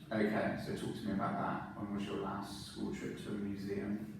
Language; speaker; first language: English; non-native, fluent; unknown